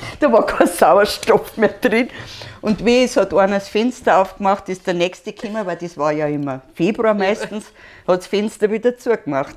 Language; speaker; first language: German; native; German